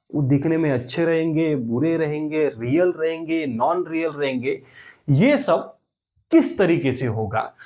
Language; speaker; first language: Hindi; non-native, local second language; Marathi